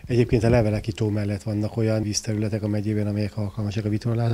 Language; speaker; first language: Hungarian; native; Hungarian